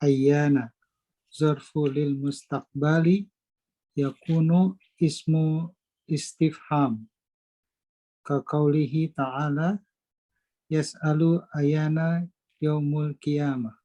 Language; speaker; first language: Arabic; non-native, learner; Indonesian